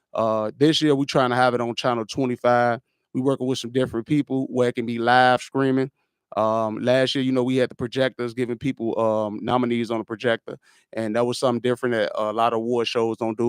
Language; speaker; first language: English; native; English